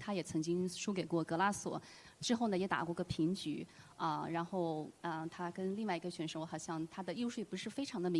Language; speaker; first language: Chinese; native; Chinese